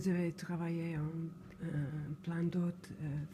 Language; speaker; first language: French; non-native, learner; English